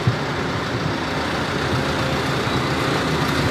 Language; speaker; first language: Thai; native; Thai